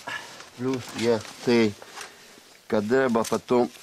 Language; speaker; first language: Ukrainian; non-native, learner; Italian